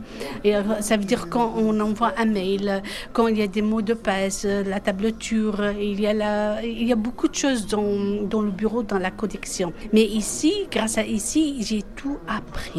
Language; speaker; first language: French; non-native, fluent; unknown